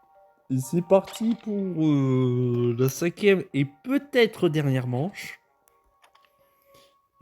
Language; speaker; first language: French; native; French